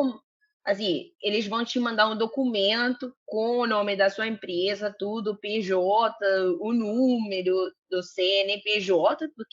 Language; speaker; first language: Portuguese; non-native, fluent; Spanish